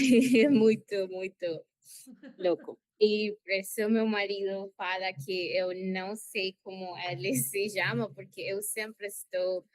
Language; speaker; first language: Portuguese; non-native, learner; Spanish